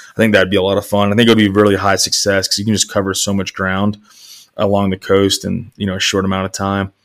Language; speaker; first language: English; native; English